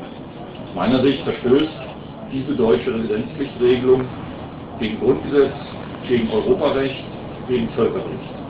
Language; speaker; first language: German; native; German